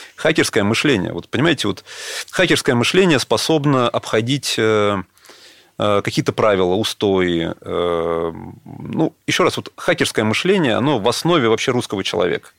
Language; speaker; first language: Russian; native; Russian